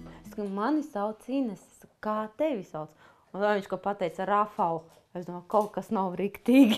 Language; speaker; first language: Latvian; native; Latvian